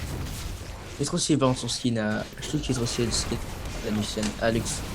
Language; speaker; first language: French; native; French